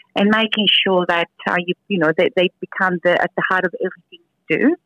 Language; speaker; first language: English; early bilingual, other home language; Spanish